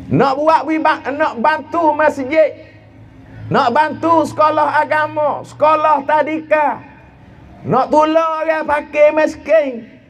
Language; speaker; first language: Malay; native; Malay